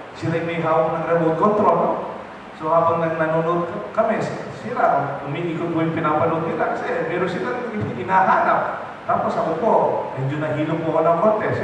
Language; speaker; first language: Filipino; non-native, local second language; Pampanga